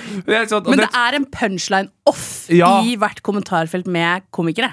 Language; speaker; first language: Norwegian; native; Norwegian